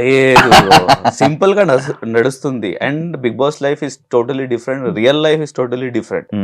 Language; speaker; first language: Telugu; non-native, local second language; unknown